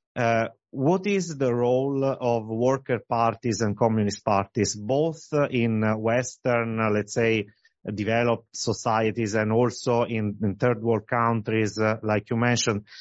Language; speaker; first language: English; non-native, fluent; Italian